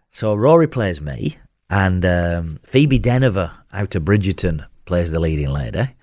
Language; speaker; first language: English; native; English